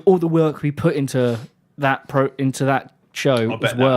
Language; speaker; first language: English; native; English